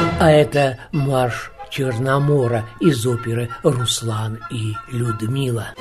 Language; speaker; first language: Russian; native; Russian